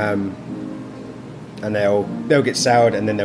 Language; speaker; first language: English; native; English